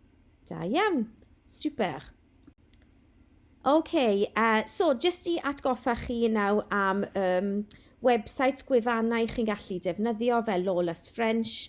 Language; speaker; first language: Welsh; non-native, local second language; English